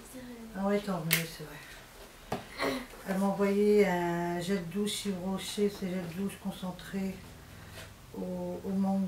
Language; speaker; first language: French; native; French